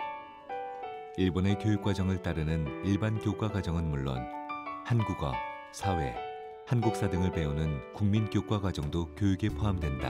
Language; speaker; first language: Korean; native; Korean